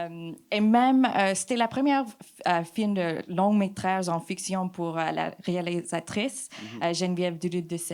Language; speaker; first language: French; non-native, fluent; English